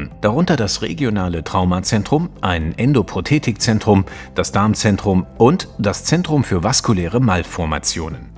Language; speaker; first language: German; native; German